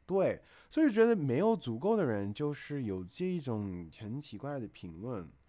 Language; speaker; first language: Chinese; non-native, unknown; English